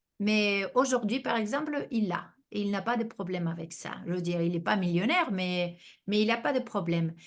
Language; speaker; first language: French; non-native, fluent; Spanish